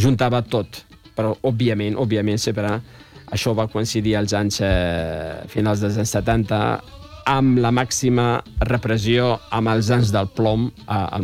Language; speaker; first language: Catalan; non-native, fluent; Riffian